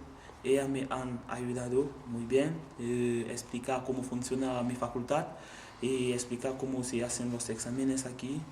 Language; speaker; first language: Spanish; non-native, learner; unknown